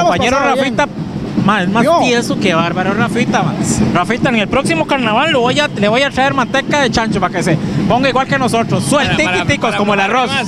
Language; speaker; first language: Spanish; native; Spanish